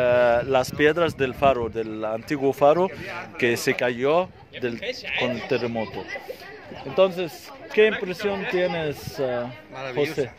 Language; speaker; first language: Spanish; non-native, fluent; Arabic